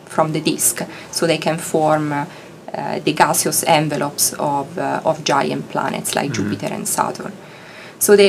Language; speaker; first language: English; non-native, fluent; Italian